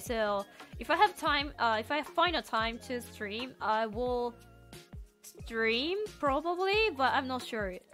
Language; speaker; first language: English; non-native, fluent; Japanese